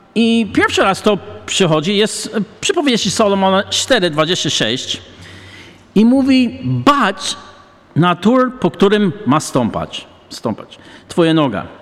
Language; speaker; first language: Polish; non-native, fluent; English